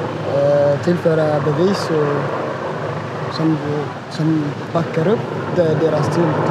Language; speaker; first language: Swedish; non-native, fluent; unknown